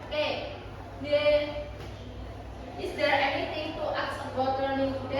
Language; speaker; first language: English; non-native, learner; Indonesian